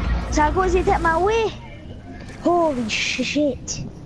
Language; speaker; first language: French; early bilingual, heritage; French